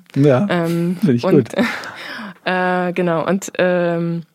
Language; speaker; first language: German; native; German